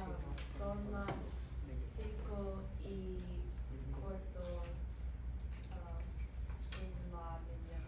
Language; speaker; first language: Spanish; non-native, learner; English